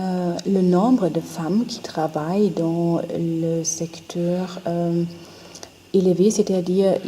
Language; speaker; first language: French; non-native, fluent; German